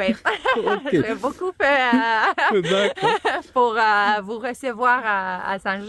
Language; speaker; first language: French; non-native, fluent; Spanish